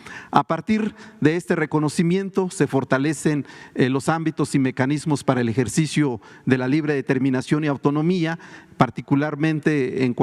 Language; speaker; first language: Spanish; non-native, local second language; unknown